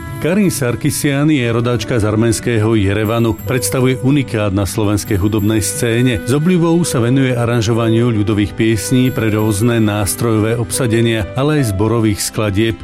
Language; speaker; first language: Slovak; native; Slovak